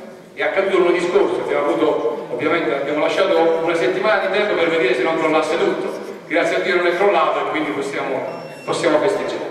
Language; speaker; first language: Italian; native; Italian